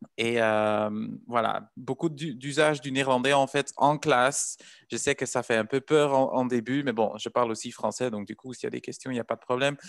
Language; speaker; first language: French; non-native, fluent; Dutch